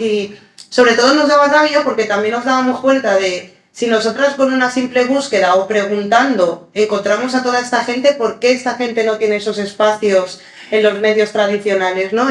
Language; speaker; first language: Spanish; early bilingual, other home language; Arabic